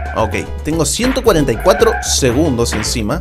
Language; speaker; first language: Spanish; native; Spanish